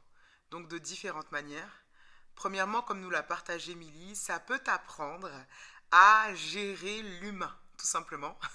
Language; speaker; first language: French; native; French